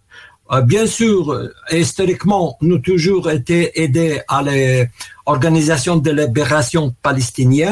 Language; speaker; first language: French; non-native, learner; Russian